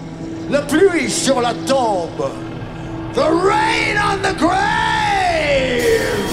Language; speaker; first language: French; non-native, learner; English